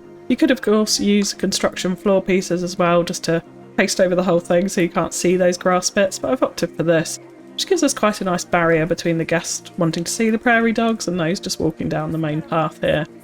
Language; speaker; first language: English; native; English